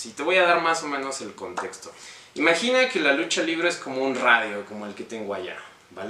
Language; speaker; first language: Spanish; native; Spanish